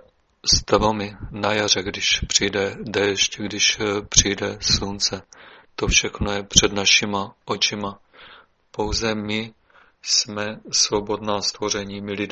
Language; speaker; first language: Czech; native; Czech